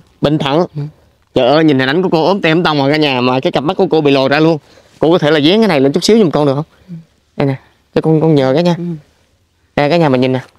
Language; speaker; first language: Vietnamese; native; Vietnamese